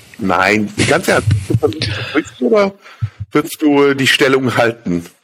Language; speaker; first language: German; native; German